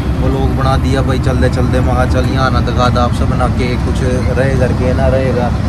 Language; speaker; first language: Hindi; native; Hindi